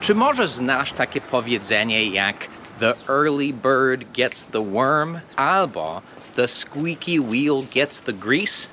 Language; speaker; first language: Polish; non-native, fluent; English